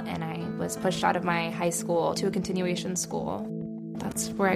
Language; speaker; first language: English; native; English